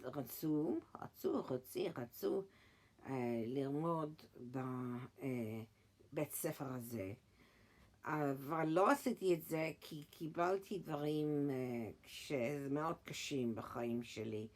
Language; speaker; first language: Hebrew; early bilingual, heritage; English